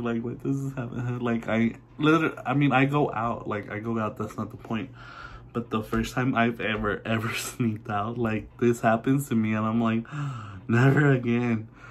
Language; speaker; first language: English; early bilingual, other home language; Spanish